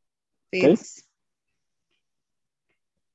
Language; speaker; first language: Spanish; non-native, learner; Portuguese